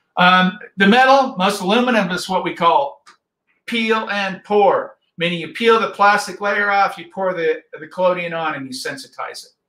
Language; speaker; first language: English; native; English